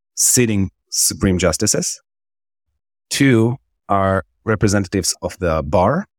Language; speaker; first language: English; non-native, fluent; Hebrew